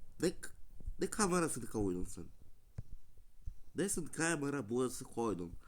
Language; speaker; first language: Turkish; non-native, learner; Russian